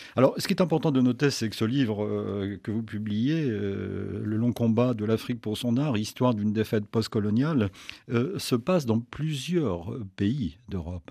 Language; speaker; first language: French; native; French